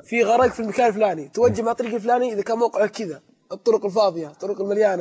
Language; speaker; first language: Arabic; native; Arabic